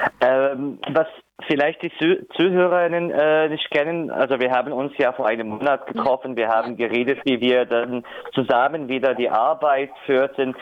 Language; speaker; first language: German; non-native, fluent; Arabic